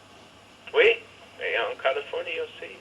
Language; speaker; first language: French; non-native, learner; English